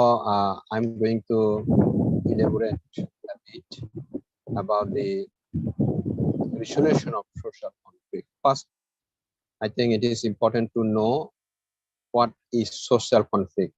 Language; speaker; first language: English; non-native, fluent; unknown